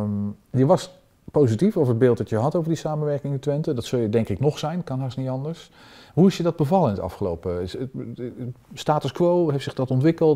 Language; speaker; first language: Dutch; native; Dutch